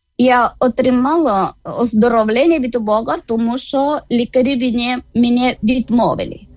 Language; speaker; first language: Ukrainian; non-native, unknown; Malayalam